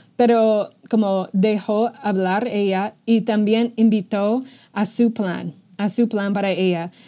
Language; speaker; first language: Spanish; non-native, fluent; English